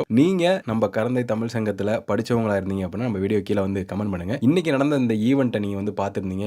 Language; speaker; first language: Tamil; native; Tamil